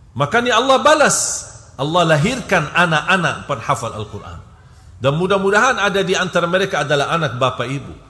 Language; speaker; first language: Malay; non-native, fluent; Arabic